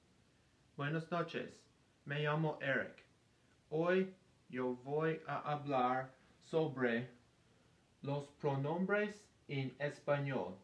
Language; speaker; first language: Spanish; non-native, learner; English